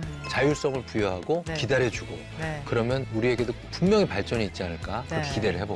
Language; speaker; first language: Korean; native; Korean